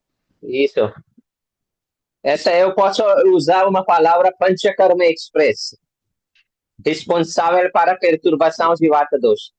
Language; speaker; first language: Portuguese; non-native, learner; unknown